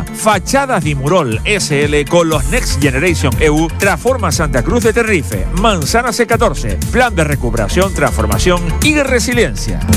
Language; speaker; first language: Spanish; native; Spanish